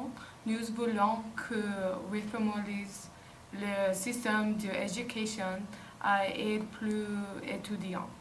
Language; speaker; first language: French; non-native, learner; English